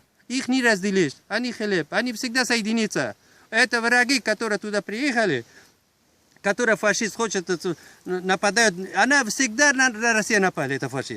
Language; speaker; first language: Russian; non-native, learner; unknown